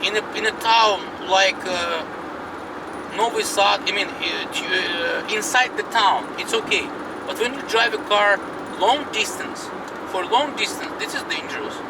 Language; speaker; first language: English; non-native, fluent; Russian